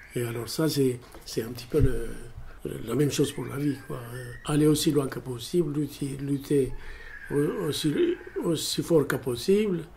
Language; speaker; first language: French; non-native, fluent; Amharic